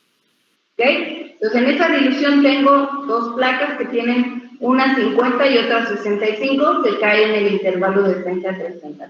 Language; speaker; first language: Spanish; native; Spanish